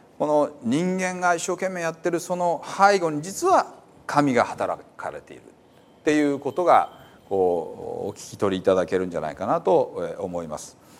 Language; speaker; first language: Japanese; native; Japanese